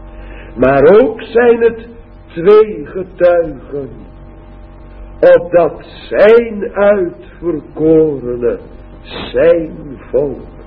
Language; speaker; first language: Dutch; native; Dutch